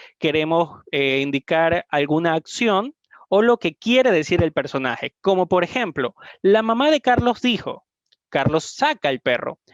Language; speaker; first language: Spanish; native; Spanish